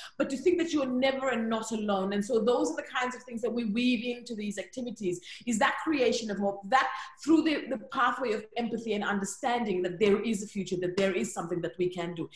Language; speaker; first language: English; native; English